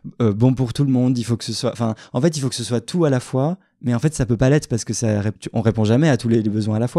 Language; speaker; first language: French; native; French